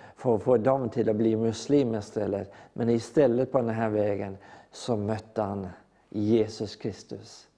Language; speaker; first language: Swedish; non-native, fluent; Norwegian